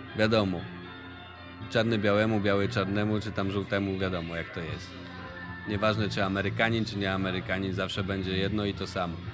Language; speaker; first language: Polish; native; Polish